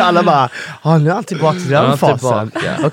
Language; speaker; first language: Swedish; native; Swedish